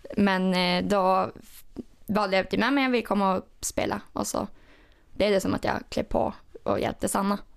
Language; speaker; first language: Swedish; native; Swedish